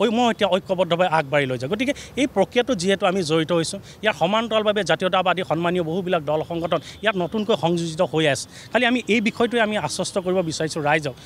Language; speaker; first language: Assamese; native; Assamese